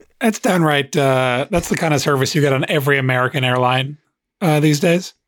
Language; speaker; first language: English; native; English